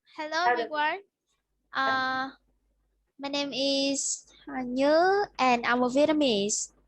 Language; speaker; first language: English; non-native, learner; Vietnamese